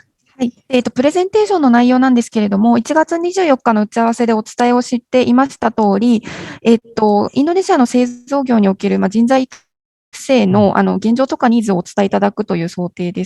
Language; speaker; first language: Japanese; native; Japanese